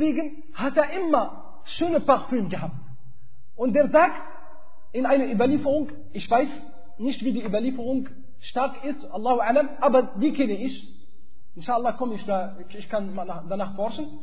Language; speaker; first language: German; non-native, fluent; Arabic